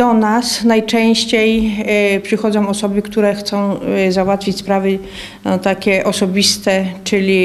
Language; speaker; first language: Polish; native; Polish